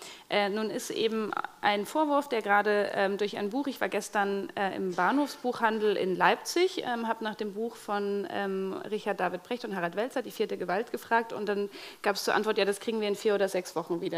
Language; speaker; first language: German; native; German